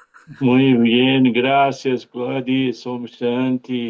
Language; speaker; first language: Spanish; non-native, fluent; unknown